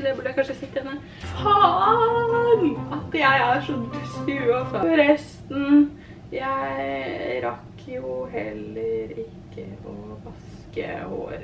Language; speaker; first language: Norwegian; native; Norwegian